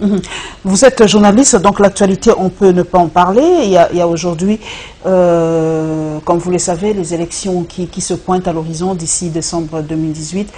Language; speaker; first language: French; non-native, local second language; Lingala